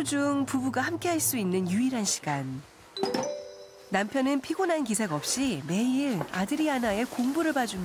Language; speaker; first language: Korean; native; Korean